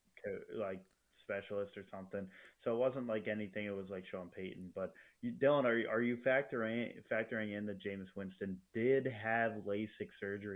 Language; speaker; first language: English; native; English